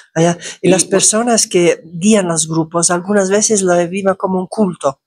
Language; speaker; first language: Spanish; non-native, fluent; Croatian